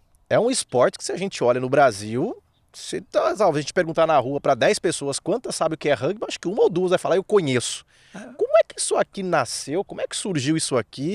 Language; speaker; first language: Portuguese; native; Portuguese